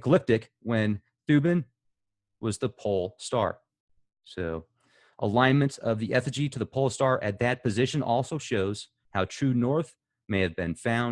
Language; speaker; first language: English; native; English